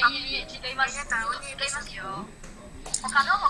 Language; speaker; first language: Japanese; non-native, learner; Indonesian